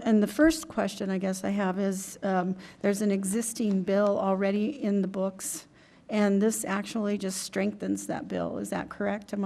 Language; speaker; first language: English; native; English